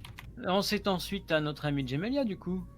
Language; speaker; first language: French; native; French